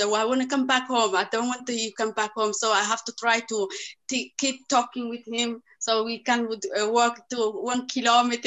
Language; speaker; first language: English; non-native, learner; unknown